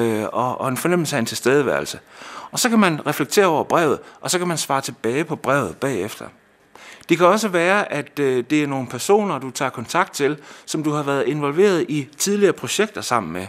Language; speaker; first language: Danish; native; Danish